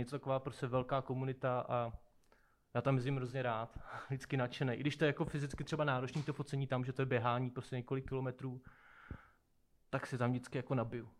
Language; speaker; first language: Czech; native; Czech